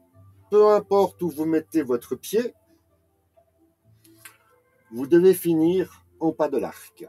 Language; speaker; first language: French; native; French